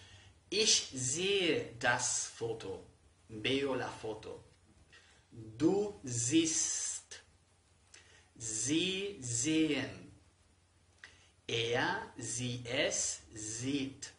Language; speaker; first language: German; non-native, fluent; Spanish